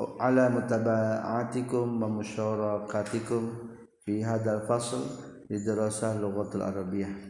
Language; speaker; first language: Arabic; non-native, fluent; Indonesian